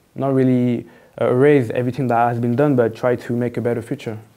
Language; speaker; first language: English; non-native, fluent; French